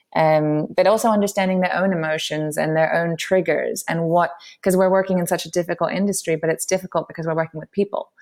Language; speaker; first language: English; native; English